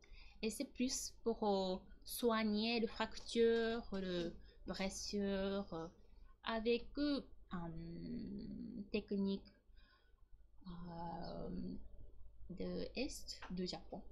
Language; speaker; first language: French; non-native, learner; Japanese